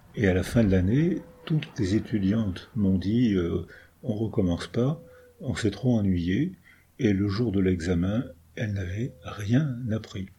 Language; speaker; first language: French; native; French